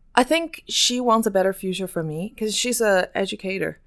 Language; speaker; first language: English; non-native, fluent; Chinese